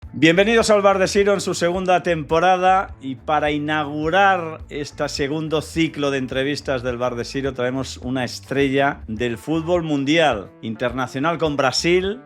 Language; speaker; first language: Spanish; native; Spanish